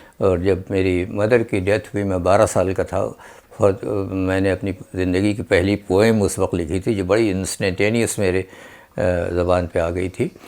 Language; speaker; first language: Urdu; native; Urdu